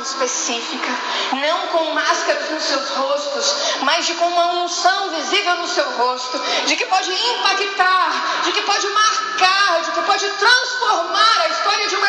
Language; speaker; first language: Portuguese; native; Portuguese